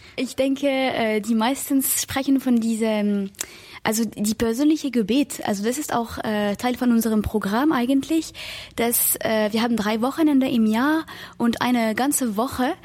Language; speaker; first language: German; non-native, fluent; French